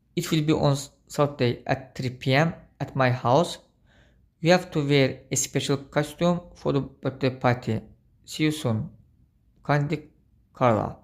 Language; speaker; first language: English; non-native, fluent; Azerbaijani